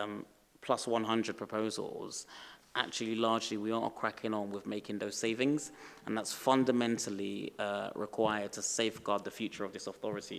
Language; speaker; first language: English; native; English